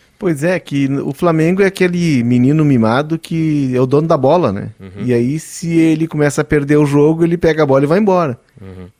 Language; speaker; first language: Portuguese; native; Portuguese